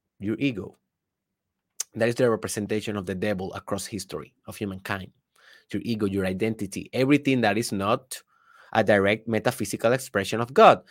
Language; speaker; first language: English; non-native, fluent; Spanish